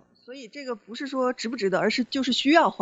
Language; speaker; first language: Chinese; native; Chinese